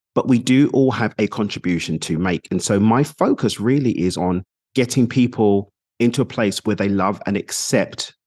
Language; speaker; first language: English; native; English